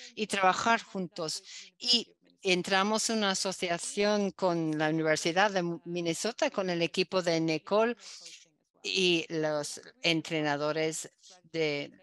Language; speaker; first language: Spanish; non-native, fluent; Dutch